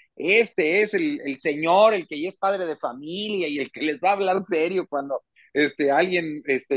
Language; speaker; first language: Spanish; native; Spanish